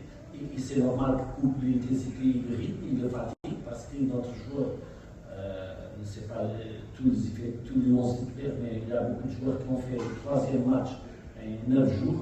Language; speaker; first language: French; non-native, learner; Portuguese